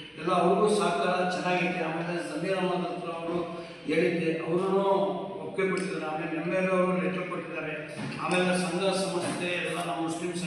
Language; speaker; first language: Kannada; non-native, local second language; Urdu